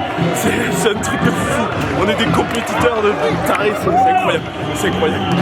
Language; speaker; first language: French; native; French